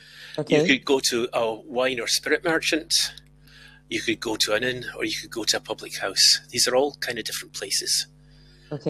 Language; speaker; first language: English; native; English